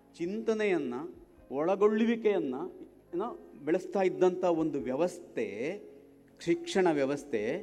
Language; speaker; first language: Kannada; native; Kannada